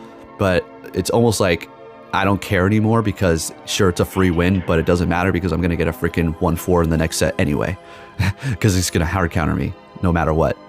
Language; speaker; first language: English; native; English